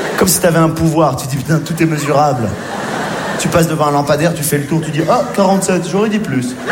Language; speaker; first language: French; native; French